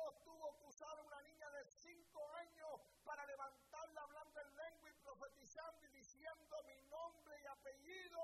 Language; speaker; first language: Spanish; early bilingual, heritage; Spanish